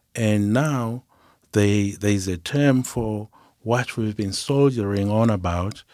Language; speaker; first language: English; non-native, local second language; Shona